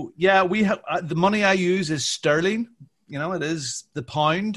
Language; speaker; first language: English; native; English